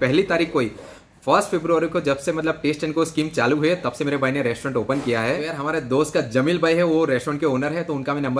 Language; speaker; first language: Hindi; native; Hindi